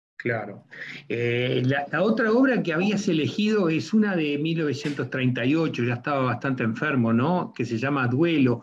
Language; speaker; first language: Spanish; native; Spanish